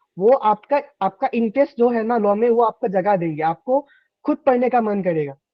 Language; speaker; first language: Hindi; non-native, local second language; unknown